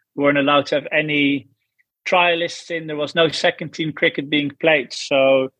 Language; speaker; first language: English; non-native, fluent; Dutch